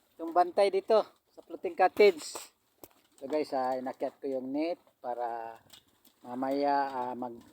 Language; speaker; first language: Filipino; non-native, local second language; Cebuano